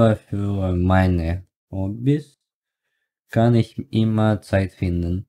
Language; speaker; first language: German; non-native, learner; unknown